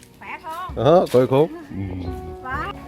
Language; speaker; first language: Vietnamese; non-native, learner; Korean